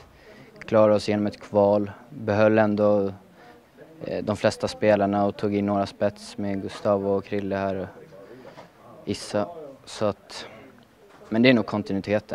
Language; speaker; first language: Swedish; native; Swedish